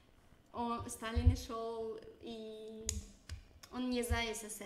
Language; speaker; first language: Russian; early bilingual, heritage; Russian